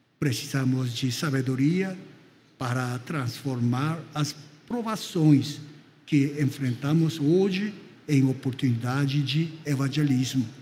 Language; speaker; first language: Portuguese; non-native, fluent; Korean